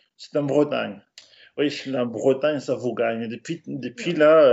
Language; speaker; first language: French; non-native, fluent; Spanish